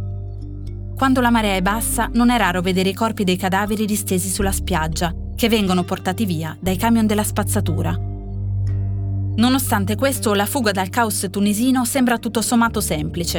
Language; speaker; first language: Italian; native; Italian